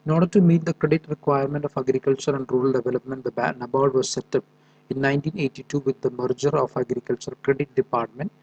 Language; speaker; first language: English; non-native, local second language; Malayalam